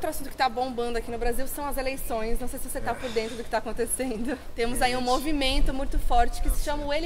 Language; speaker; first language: Portuguese; native; Portuguese